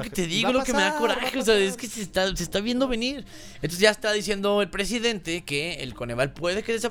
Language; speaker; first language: Spanish; native; Spanish